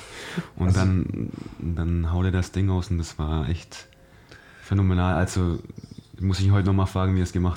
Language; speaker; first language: German; native; German